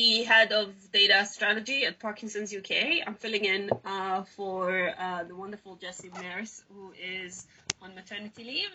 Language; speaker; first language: English; non-native, fluent; Hebrew